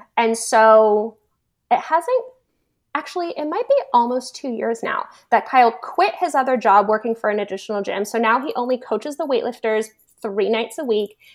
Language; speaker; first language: English; native; English